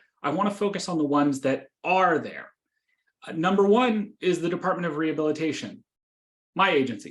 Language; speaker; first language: English; native; English